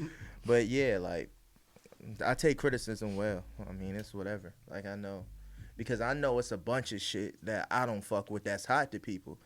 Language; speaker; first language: English; native; English